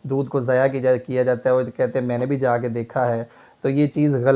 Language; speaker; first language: Hindi; native; Hindi